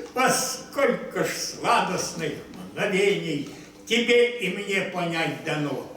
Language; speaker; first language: Russian; non-native, local second language; Ukrainian